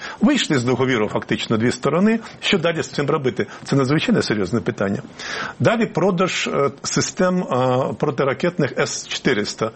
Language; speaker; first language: Ukrainian; native; Ukrainian